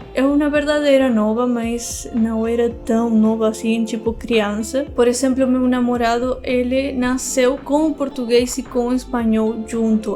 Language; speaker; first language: Portuguese; non-native, fluent; Spanish